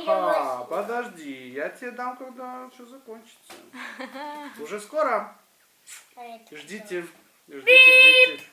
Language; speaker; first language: Russian; native; Russian